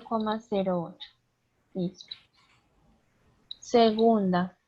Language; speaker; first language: Spanish; native; Spanish